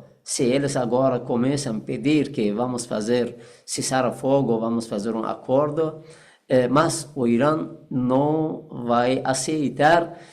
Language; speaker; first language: Portuguese; non-native, fluent; Persian